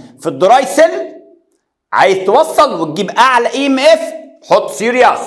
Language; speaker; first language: Arabic; native; Arabic